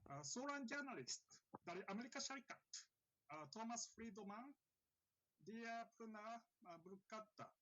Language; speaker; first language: Indonesian; non-native, learner; Japanese